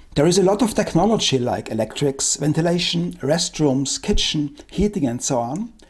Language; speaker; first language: English; non-native, fluent; German